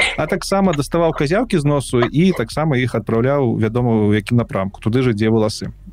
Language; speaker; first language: Belarusian; non-native, local second language; Russian